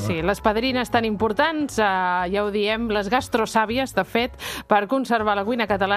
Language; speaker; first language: Catalan; native; Catalan